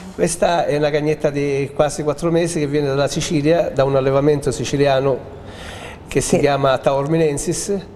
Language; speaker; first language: Italian; native; Italian